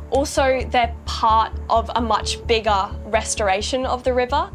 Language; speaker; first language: English; native; English